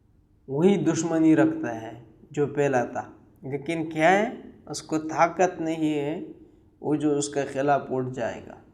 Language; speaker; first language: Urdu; non-native, learner; Pashto